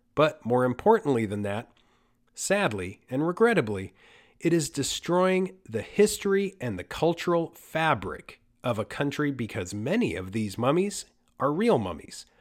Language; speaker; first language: English; early bilingual, other home language; Spanish